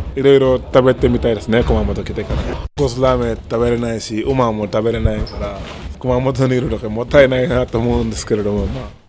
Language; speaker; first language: Japanese; non-native, fluent; Wolof